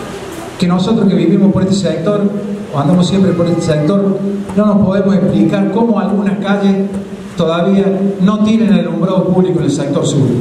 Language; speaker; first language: Spanish; native; Spanish